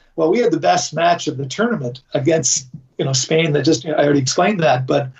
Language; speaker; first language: English; native; English